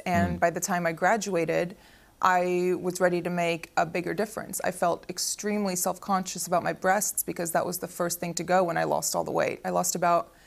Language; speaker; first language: English; early bilingual, other home language; Arabic